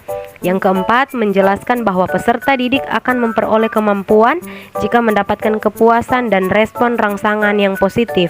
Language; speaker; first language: Indonesian; native; Indonesian